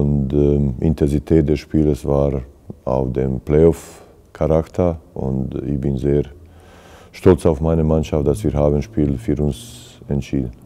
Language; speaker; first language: German; non-native, fluent; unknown